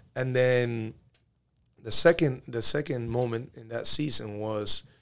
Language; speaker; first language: English; early bilingual, other home language; Spanish